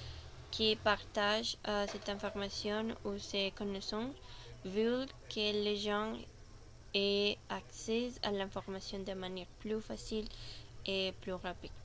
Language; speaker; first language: French; non-native, learner; Spanish